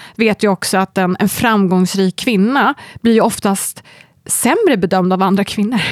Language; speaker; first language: Swedish; native; Swedish